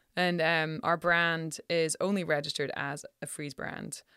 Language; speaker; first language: English; native; English